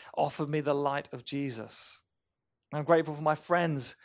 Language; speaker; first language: English; native; English